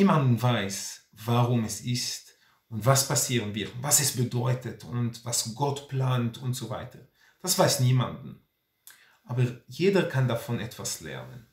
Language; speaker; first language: German; non-native, fluent; Hebrew